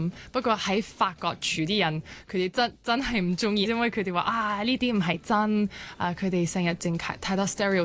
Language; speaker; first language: Cantonese; non-native, local second language; French